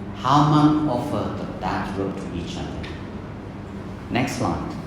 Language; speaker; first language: English; non-native, fluent; Burmese